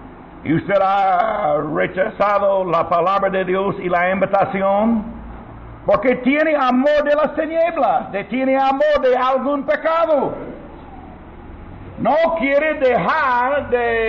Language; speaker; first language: Spanish; non-native, learner; English